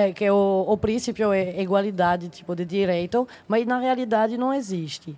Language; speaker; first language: Portuguese; non-native, fluent; French